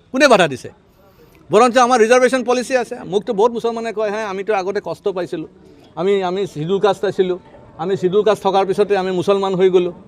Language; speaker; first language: Assamese; non-native, local second language; Bangla